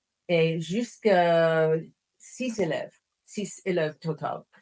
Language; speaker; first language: French; non-native, fluent; English